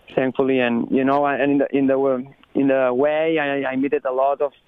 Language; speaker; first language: English; non-native, learner; Spanish